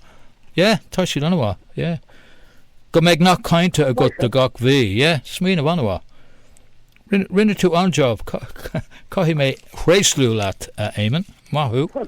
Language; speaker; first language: Irish; non-native, local second language; English